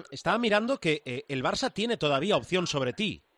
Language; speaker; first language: Spanish; native; Spanish